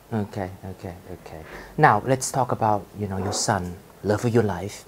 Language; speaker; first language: English; non-native, fluent; Thai